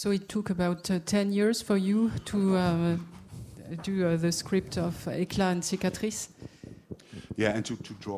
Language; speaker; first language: English; non-native, learner; French